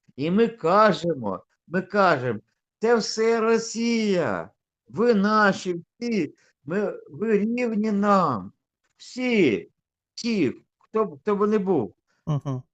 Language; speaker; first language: Russian; native; Russian